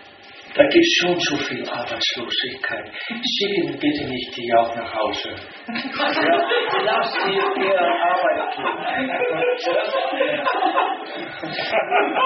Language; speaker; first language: German; non-native, fluent; Danish